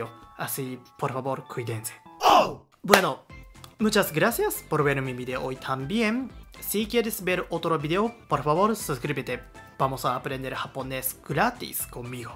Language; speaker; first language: Spanish; non-native, learner; Japanese